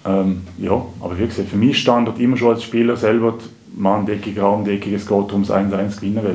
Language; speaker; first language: German; native; German